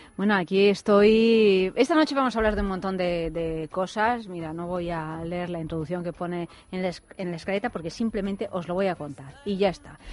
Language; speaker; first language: Spanish; early bilingual, heritage; Spanish